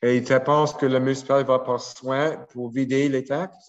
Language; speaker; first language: French; non-native, local second language; English